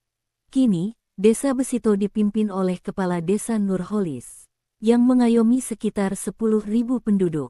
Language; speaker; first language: Indonesian; native; Indonesian